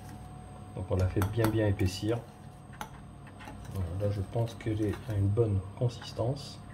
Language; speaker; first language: French; native; French